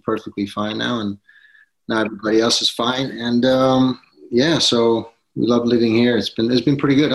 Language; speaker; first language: English; non-native, fluent; Italian